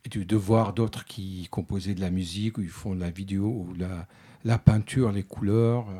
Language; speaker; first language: French; non-native, fluent; Arabic